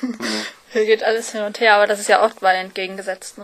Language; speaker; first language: German; native; German